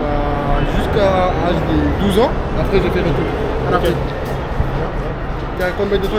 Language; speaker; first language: French; early bilingual, other home language; Arabic